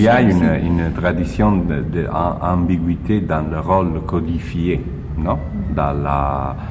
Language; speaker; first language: French; non-native, fluent; Italian